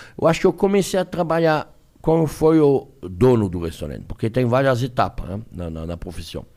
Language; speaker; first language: Portuguese; non-native, fluent; French